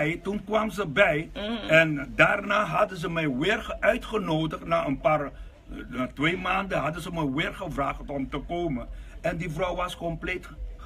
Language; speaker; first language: Dutch; non-native, local second language; Papiamento